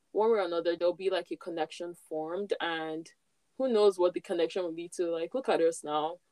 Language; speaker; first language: English; non-native, local second language; Yoruba